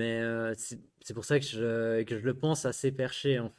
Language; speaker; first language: French; native; French